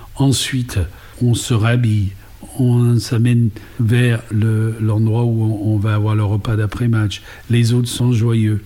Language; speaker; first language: French; non-native, fluent; English